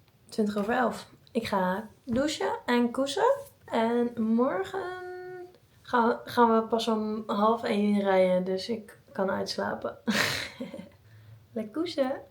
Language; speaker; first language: Dutch; native; Dutch